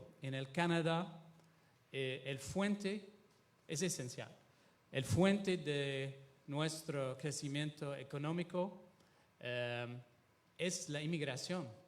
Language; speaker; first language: Spanish; non-native, fluent; Italian